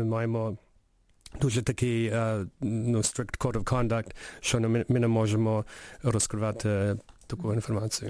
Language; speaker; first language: Ukrainian; early bilingual, heritage; Ukrainian